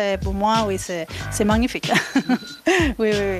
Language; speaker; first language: French; non-native, learner; Spanish